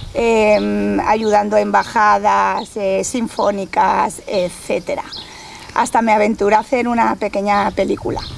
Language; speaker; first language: Spanish; native; Spanish